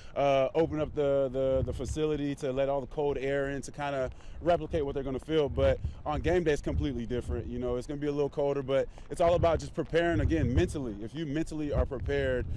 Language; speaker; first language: English; native; English